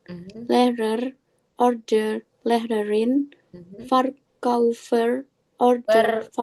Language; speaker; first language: German; non-native, learner; Indonesian